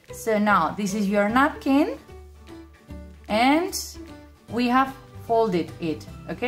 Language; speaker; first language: English; non-native, fluent; Spanish